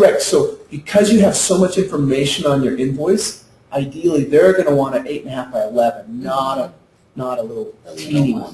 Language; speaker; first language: English; native; English